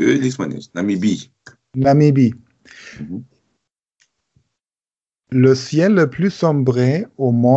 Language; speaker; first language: French; non-native, learner; German